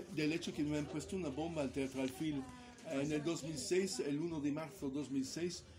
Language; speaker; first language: Spanish; non-native, fluent; Italian